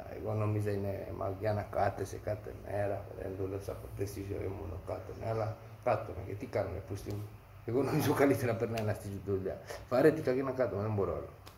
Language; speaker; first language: Greek; non-native, fluent; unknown